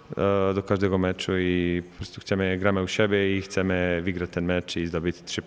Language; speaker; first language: Polish; non-native, fluent; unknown